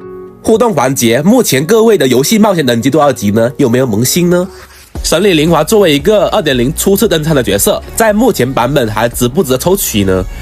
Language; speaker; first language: Chinese; native; Chinese